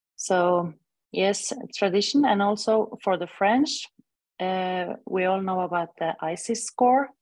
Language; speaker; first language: English; non-native, fluent; Norwegian